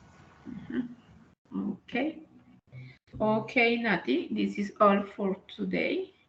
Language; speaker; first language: English; non-native, learner; Spanish